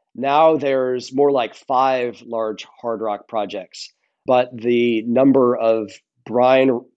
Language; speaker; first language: English; native; English